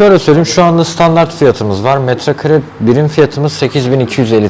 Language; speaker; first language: Turkish; native; Turkish